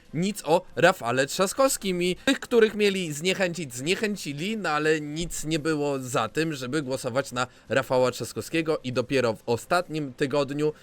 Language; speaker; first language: Polish; native; Polish